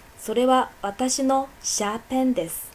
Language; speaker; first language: Japanese; non-native, fluent; Chinese